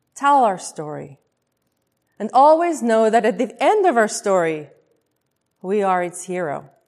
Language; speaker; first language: English; non-native, local second language; Afrikaans